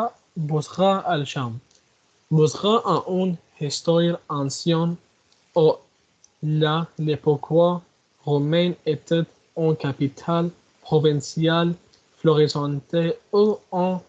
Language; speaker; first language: French; non-native, learner; Arabic